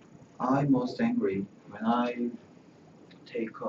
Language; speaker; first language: English; non-native, learner; Korean